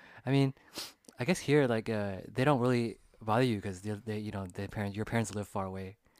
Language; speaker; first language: English; early bilingual, other home language; Vietnamese